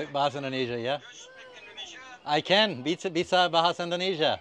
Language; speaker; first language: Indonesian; non-native, learner; English